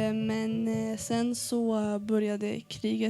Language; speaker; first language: Swedish; early bilingual, other home language; Arabic